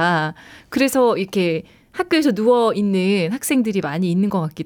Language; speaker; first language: Korean; native; Korean